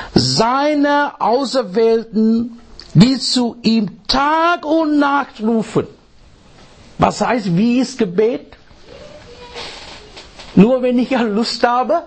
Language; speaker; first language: German; non-native, fluent; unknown